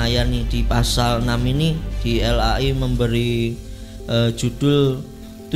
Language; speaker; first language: Indonesian; native; Indonesian